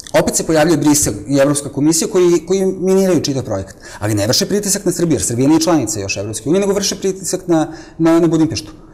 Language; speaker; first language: Serbian; native; Serbian